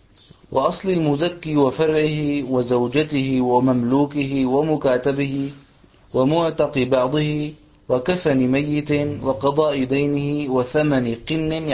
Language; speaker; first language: Arabic; native; Arabic